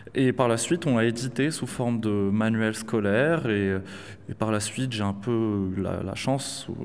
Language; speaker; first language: French; non-native, local second language; Arabic